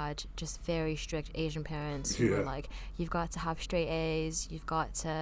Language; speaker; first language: English; early bilingual, other home language; Vietnamese